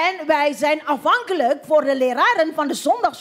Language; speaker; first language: Dutch; non-native, fluent; Indonesian